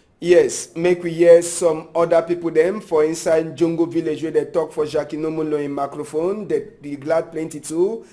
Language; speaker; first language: Nigerian Pidgin; native; Nigerian Pidgin